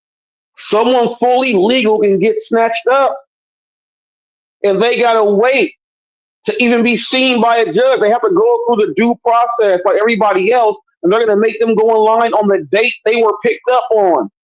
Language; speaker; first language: English; native; English